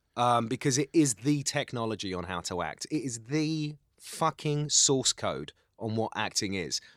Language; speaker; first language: English; native; English